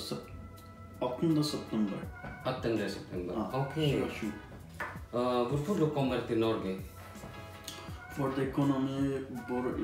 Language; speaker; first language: Norwegian; non-native, learner; Indonesian